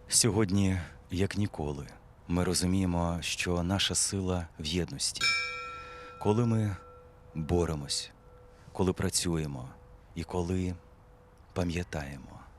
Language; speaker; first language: Ukrainian; native; Ukrainian